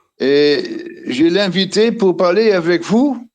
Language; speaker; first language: French; non-native, fluent; Dutch